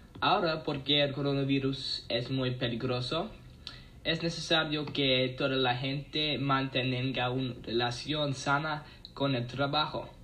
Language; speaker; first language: Spanish; non-native, learner; English